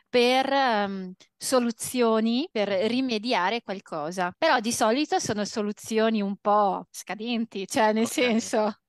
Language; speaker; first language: Italian; early bilingual, other home language; Portuguese